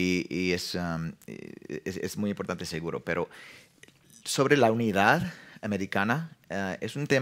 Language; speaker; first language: Spanish; non-native, fluent; English